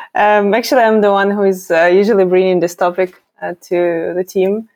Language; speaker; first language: English; non-native, fluent; Ukrainian